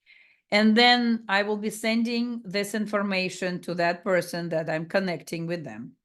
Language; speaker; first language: English; non-native, fluent; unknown